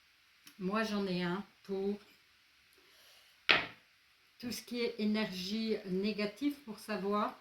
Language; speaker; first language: French; native; French